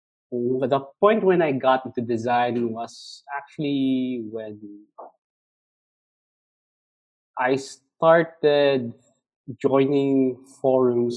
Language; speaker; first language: English; non-native, local second language; Cebuano